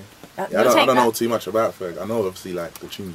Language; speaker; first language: English; native; English